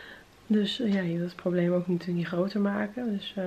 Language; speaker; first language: Dutch; native; Dutch